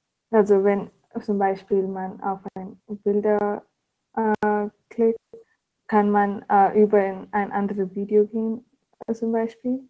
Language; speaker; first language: German; non-native, learner; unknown